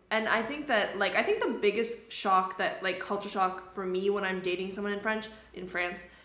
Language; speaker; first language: English; native; English